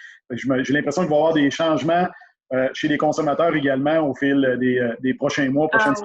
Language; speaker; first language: French; native; French